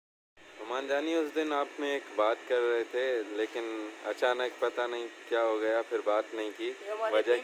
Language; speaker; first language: Hindi; non-native, local second language; Sindhi